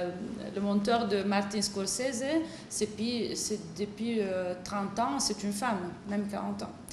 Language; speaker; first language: French; non-native, fluent; Italian